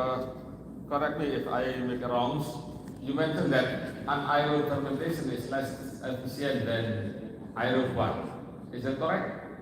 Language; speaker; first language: English; non-native, fluent; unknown